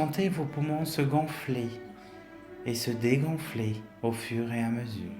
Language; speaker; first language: French; native; French